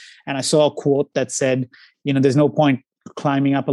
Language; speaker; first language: English; non-native, local second language; Sinhala